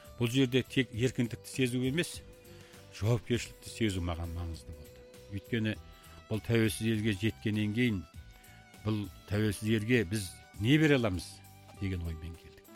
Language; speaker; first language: Kazakh; early bilingual, heritage; Kazakh